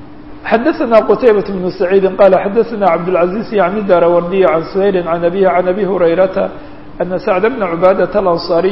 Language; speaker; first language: Arabic; non-native, local second language; Somali